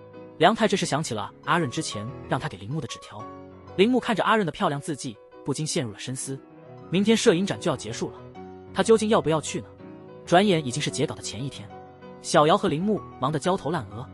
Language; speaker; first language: Chinese; native; Chinese